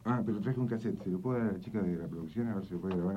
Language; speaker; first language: Spanish; native; Spanish